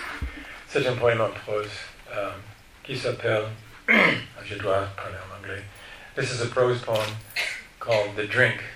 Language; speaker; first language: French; non-native, fluent; English